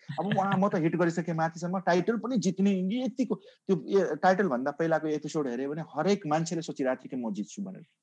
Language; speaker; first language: Nepali; non-native, local second language; Maithili